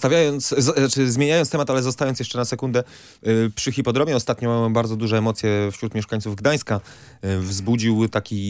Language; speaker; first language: Polish; native; Polish